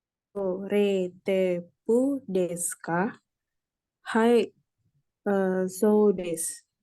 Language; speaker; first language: Japanese; non-native, learner; Indonesian